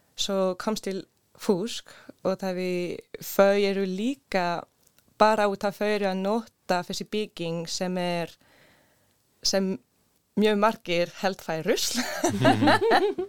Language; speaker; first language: Icelandic; non-native, learner; Swedish